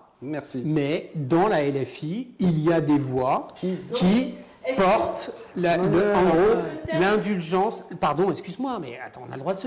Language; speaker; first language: French; native; French